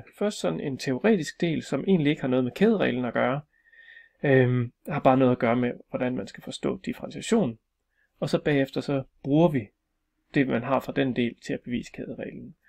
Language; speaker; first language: Danish; native; Danish